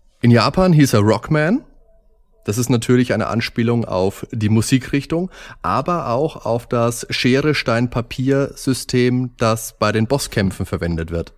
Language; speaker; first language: German; native; German